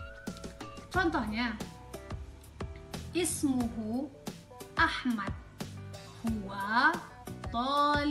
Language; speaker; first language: Arabic; non-native, learner; Indonesian